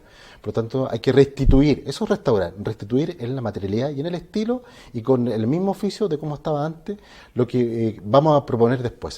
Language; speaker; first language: Spanish; native; Spanish